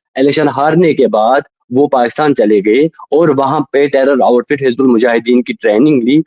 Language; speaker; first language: Urdu; non-native, local second language; Kashmiri